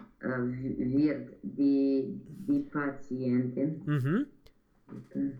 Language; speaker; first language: German; non-native, learner; Romanian